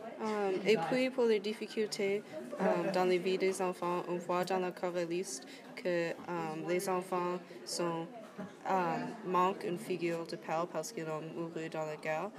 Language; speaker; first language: French; non-native, learner; English